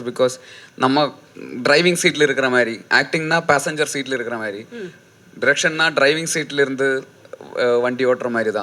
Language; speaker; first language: Tamil; non-native, learner; Malayalam